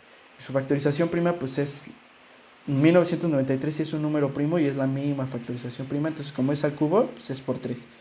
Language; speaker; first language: Spanish; native; Spanish